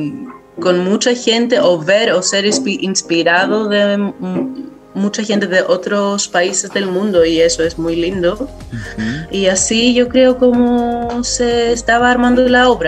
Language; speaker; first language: Spanish; non-native, fluent; Greek